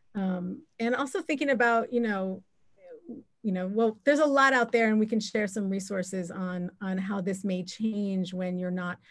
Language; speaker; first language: English; native; English